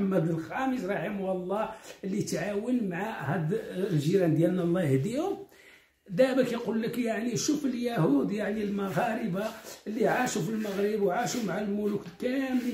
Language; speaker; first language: Arabic; native; Arabic